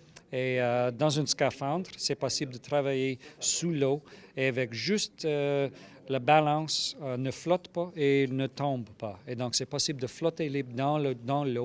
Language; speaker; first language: French; non-native, local second language; English